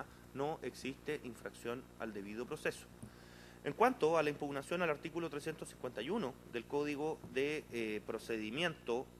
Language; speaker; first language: Spanish; native; Spanish